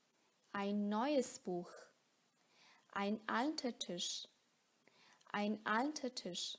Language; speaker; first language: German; non-native, fluent; Vietnamese